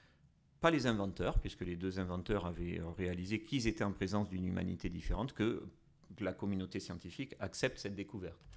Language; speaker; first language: French; native; French